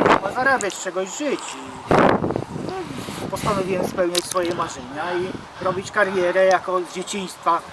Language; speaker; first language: Polish; native; Polish